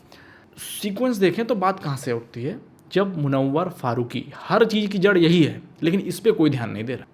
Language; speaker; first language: Hindi; native; Hindi